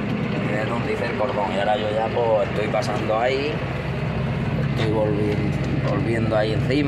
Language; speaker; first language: Spanish; native; Spanish